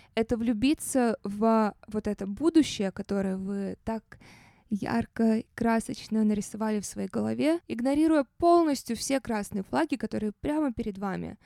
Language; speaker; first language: Russian; native; Russian